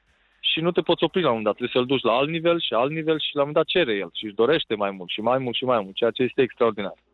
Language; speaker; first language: Romanian; native; Romanian